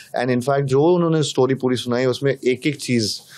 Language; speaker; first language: Hindi; native; Hindi